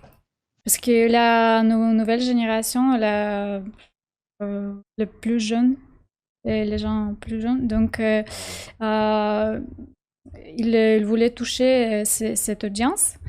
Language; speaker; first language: French; non-native, learner; Russian